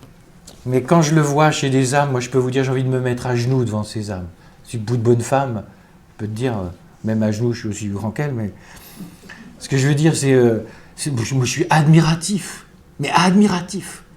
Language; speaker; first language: French; native; French